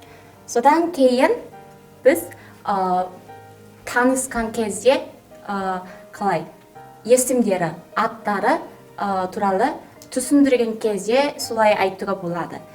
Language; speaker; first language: Kazakh; non-native, learner; Korean